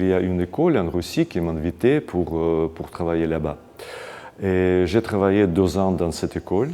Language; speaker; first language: French; non-native, fluent; Russian